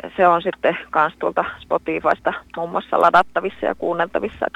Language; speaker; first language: Finnish; native; Finnish